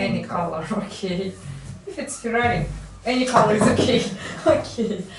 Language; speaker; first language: English; non-native, fluent; Russian